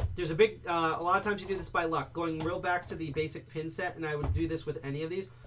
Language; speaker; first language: English; native; English